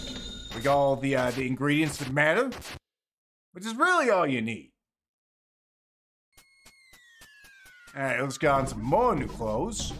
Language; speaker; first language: English; native; English